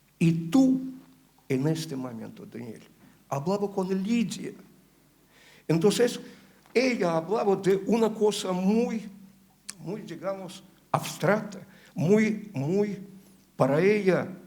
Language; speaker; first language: Spanish; non-native, learner; Russian